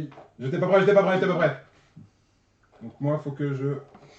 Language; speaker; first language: French; native; French